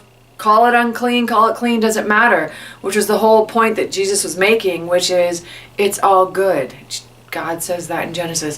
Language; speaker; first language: English; native; English